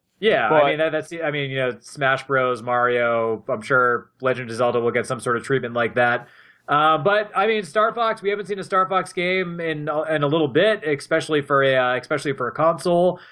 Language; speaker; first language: English; native; English